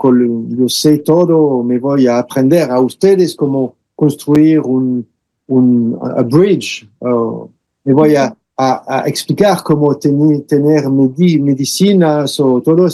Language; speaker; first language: Spanish; non-native, fluent; French